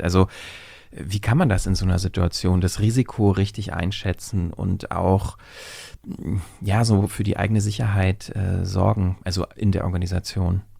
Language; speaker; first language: German; native; German